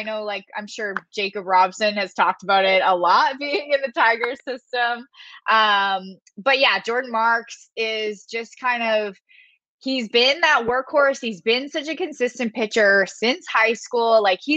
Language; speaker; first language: English; native; English